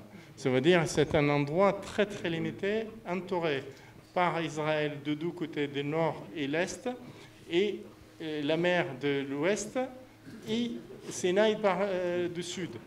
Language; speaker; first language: French; non-native, fluent; Arabic